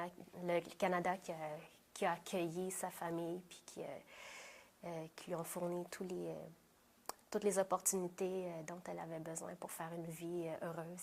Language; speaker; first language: French; early bilingual, other home language; Vietnamese